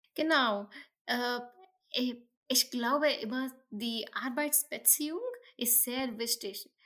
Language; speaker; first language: German; non-native, fluent; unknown